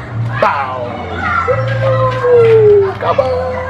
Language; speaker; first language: Portuguese; non-native, learner; Haitian Creole